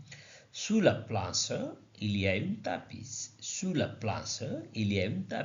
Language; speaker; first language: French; non-native, learner; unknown